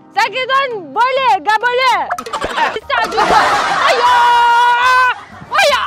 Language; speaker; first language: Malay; non-native, learner; Russian